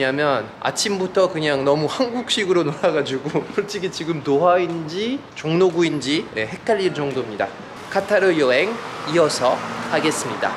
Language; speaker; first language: Korean; non-native, fluent; French